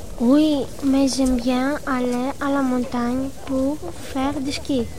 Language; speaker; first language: French; non-native, learner; Greek